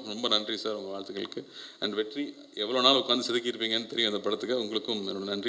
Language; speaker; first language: Tamil; native; Tamil